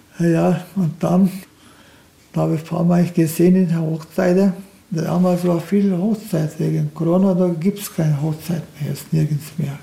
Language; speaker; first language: German; non-native, learner; Turkish